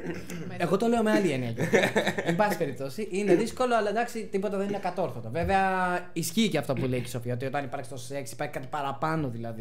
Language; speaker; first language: Greek; native; Greek